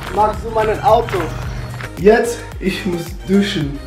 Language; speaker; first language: German; non-native, learner; English